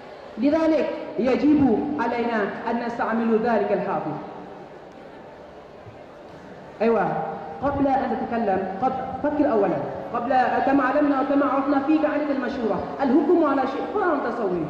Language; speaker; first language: Arabic; non-native, learner; Achinese